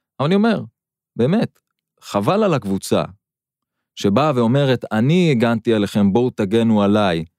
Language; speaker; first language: Hebrew; non-native, local second language; Arabic